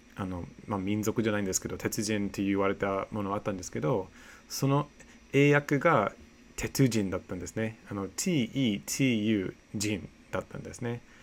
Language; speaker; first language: Japanese; non-native, fluent; English